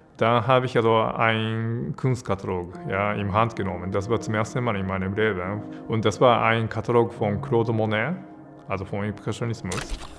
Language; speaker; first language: German; non-native, fluent; Japanese